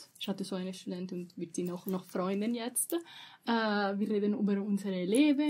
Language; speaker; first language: German; non-native, learner; Italian